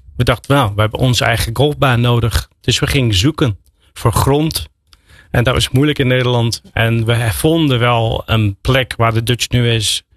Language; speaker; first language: Dutch; non-native, fluent; English